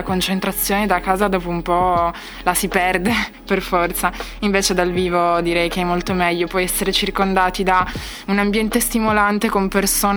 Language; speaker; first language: Italian; native; Italian